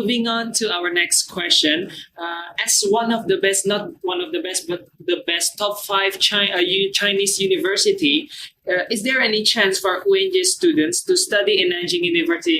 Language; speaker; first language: English; non-native, fluent; Indonesian